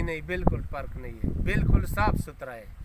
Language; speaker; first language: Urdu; non-native, local second language; Pashto